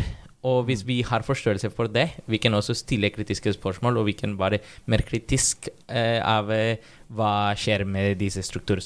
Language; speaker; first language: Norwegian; non-native, fluent; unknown